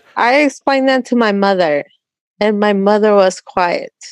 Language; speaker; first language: English; early bilingual, other home language; Spanish